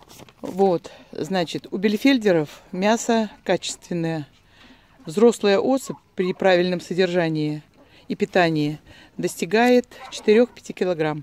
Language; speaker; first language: Russian; native; Russian